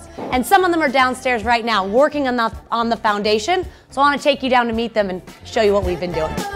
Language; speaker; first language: English; native; English